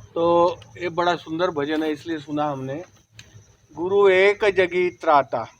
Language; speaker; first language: Hindi; non-native, local second language; Marathi